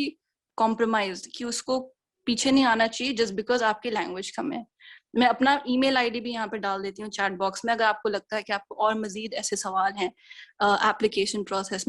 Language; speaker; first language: Hindi; native; Hindi